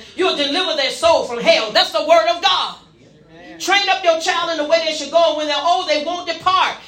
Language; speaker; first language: English; native; English